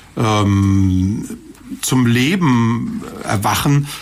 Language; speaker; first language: German; native; German